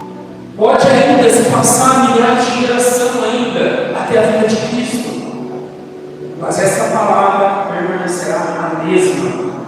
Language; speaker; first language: Portuguese; native; Portuguese